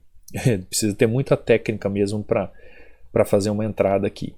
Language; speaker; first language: Portuguese; native; Portuguese